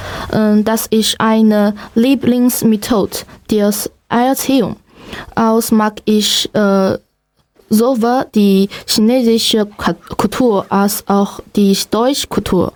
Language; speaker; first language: German; non-native, learner; Chinese